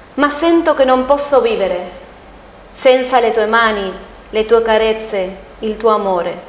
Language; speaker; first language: Italian; early bilingual, other home language; Spanish